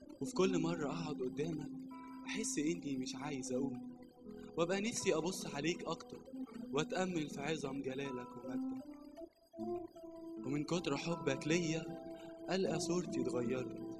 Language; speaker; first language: Arabic; native; Arabic